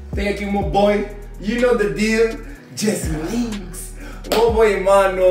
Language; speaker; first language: Portuguese; native; Portuguese